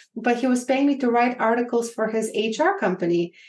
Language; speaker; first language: English; non-native, fluent; Bulgarian